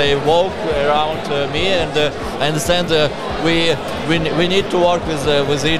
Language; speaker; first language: English; non-native, learner; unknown